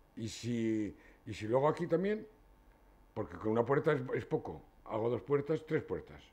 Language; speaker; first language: Spanish; native; Spanish